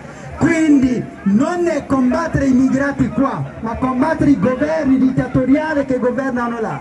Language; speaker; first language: Italian; non-native, fluent; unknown